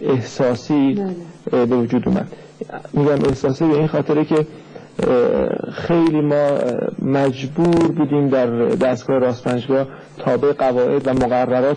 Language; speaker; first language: Persian; native; Persian